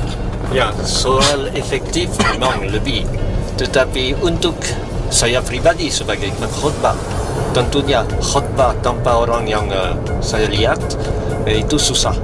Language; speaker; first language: Indonesian; non-native, fluent; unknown